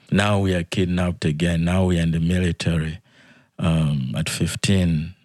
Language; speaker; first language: English; non-native, fluent; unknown